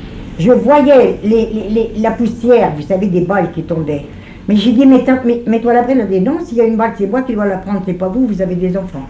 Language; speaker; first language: French; native; French